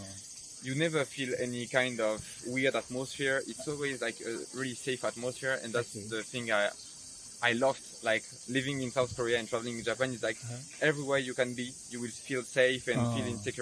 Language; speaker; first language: English; non-native, fluent; French